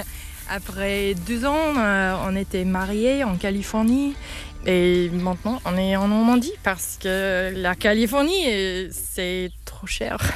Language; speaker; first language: French; non-native, learner; English